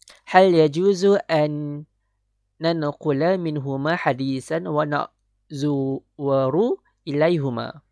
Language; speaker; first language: Arabic; non-native, learner; Malay